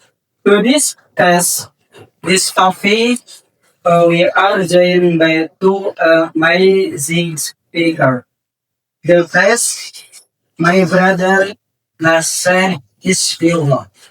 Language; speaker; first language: English; non-native, learner; Indonesian